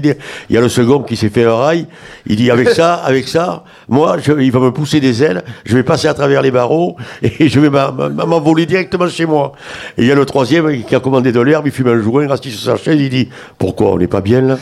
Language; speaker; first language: French; native; French